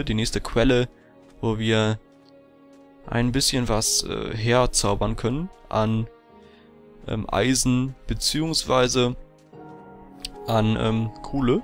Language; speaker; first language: German; native; German